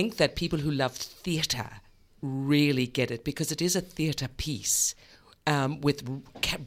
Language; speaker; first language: English; native; English